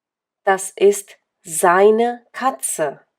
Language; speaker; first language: German; non-native, fluent; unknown